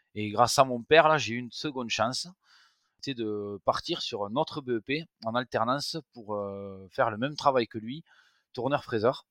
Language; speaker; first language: French; native; French